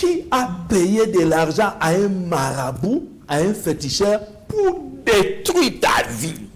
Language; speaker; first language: French; non-native, local second language; Lingala